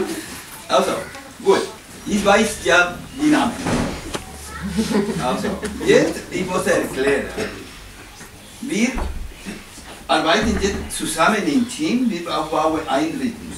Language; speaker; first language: German; non-native, learner; Spanish